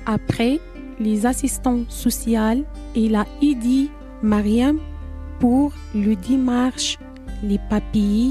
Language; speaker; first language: French; non-native, learner; Arabic